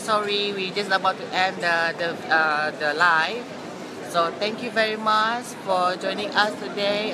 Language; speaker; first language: English; non-native, local second language; Malay